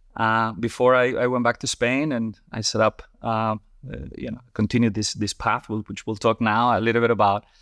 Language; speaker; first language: English; non-native, fluent; Spanish